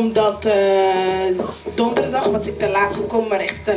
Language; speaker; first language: Dutch; non-native, fluent; French